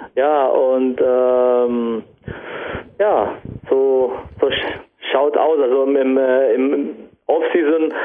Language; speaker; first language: German; non-native, fluent; Italian